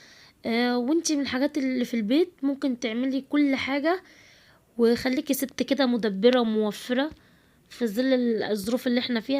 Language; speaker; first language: Arabic; native; Arabic